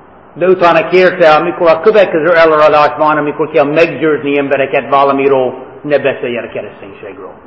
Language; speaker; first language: Hungarian; non-native, fluent; English